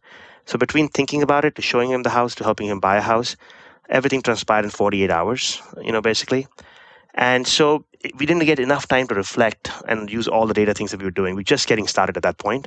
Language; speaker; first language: English; non-native, local second language; Hindi